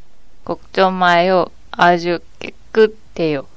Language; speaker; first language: Korean; non-native, learner; Japanese